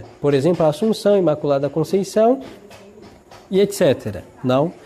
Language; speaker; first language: Portuguese; native; Portuguese